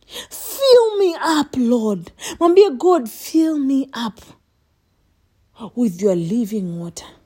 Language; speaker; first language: English; non-native, local second language; Swahili